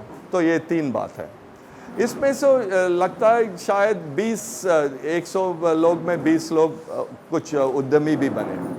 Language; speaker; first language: Hindi; non-native, local second language; Tamil